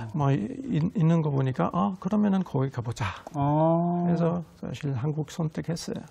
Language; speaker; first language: Korean; non-native, fluent; German